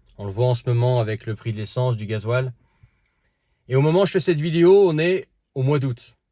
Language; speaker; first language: French; early bilingual, other home language; Dutch